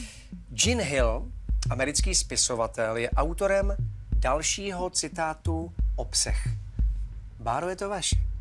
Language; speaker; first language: Czech; native; Czech